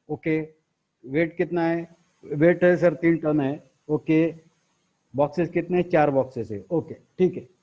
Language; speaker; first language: Hindi; non-native, local second language; Marathi